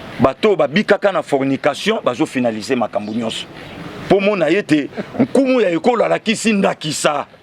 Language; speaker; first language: Lingala; non-native, local second language; Mongo